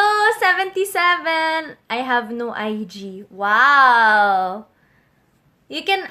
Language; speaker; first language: English; non-native, local second language; Filipino